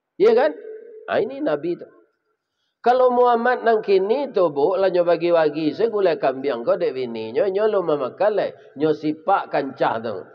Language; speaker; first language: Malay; non-native, local second language; Minangkabau